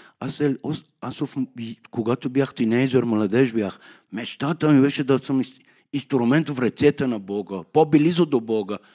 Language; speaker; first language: Bulgarian; non-native, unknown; Persian